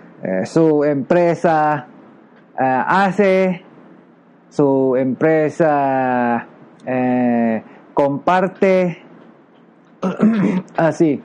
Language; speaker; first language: Spanish; non-native, learner; Filipino